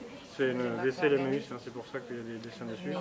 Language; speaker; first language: French; native; French